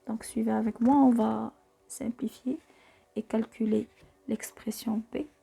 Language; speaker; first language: French; non-native, local second language; Arabic